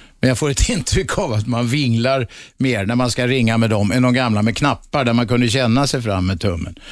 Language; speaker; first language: Swedish; native; Swedish